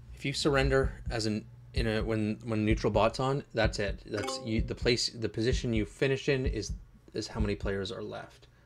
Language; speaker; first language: English; native; English